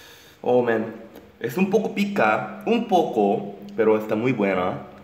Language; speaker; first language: Spanish; non-native, learner; Korean